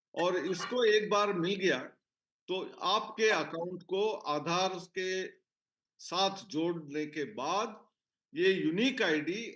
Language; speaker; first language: Hindi; non-native, local second language; Marathi